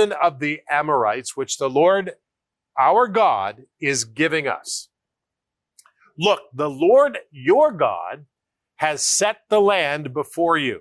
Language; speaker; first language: English; native; English